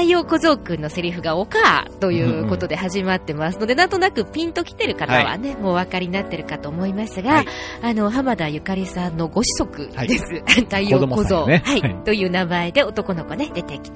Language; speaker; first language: Japanese; native; Japanese